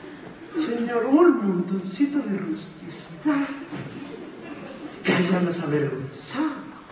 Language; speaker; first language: Spanish; native; Spanish